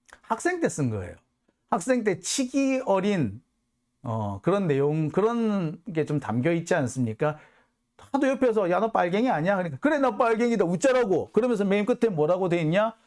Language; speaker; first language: Korean; native; Korean